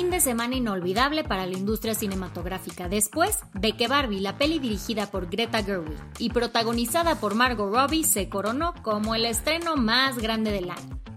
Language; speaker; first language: Spanish; native; Spanish